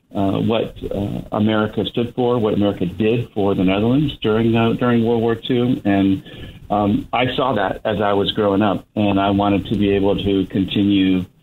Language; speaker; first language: English; native; English